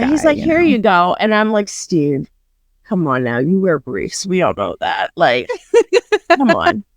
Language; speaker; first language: English; native; English